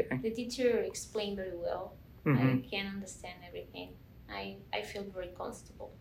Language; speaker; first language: English; non-native, learner; Spanish